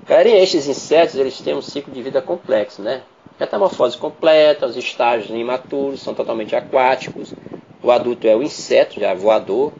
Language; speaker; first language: Portuguese; native; Portuguese